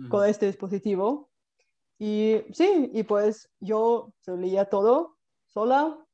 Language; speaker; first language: Spanish; non-native, fluent; Bulgarian